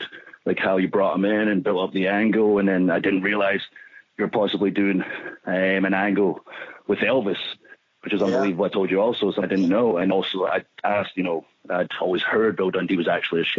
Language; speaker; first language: English; native; English